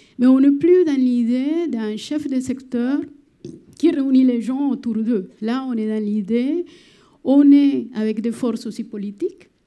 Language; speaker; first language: French; non-native, fluent; Spanish